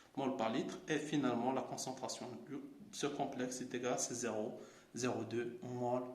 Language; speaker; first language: French; non-native, local second language; Arabic